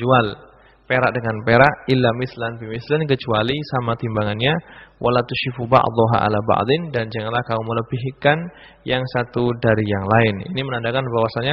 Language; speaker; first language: Indonesian; native; Indonesian